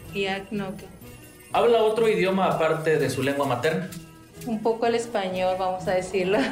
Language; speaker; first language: Spanish; non-native, local second language; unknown